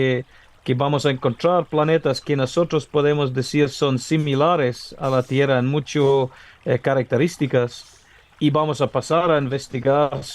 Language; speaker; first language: Spanish; non-native, learner; English